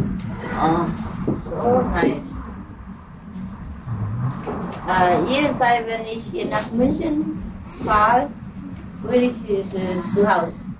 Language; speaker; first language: German; non-native, learner; Vietnamese